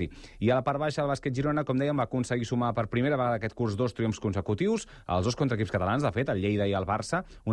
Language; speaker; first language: Catalan; native; Catalan